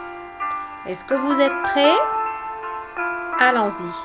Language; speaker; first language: French; non-native, local second language; Arabic